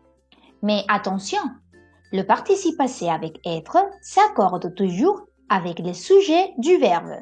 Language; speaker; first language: French; non-native, fluent; Spanish